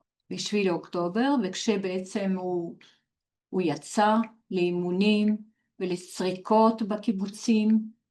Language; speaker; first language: Hebrew; non-native, fluent; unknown